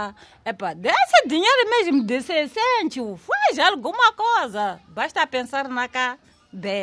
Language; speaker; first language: Portuguese; non-native, local second language; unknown